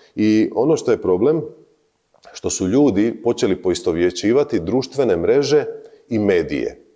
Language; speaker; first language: Croatian; native; Croatian